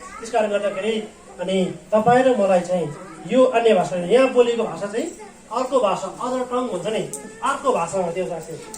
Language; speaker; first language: Nepali; non-native, local second language; Eastern Tamang